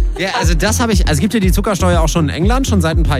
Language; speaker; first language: German; native; German